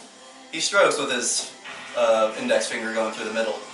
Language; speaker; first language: English; native; English